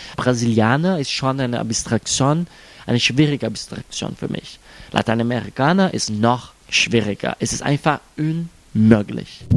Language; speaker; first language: German; non-native, fluent; Portuguese